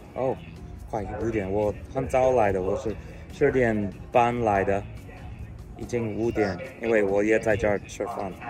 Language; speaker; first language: Chinese; non-native, fluent; English